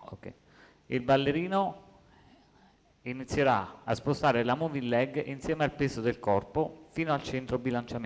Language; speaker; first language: Italian; native; Italian